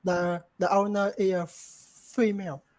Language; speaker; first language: English; non-native, learner; Vietnamese